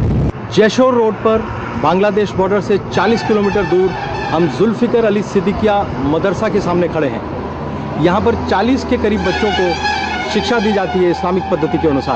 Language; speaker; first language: Hindi; native; Hindi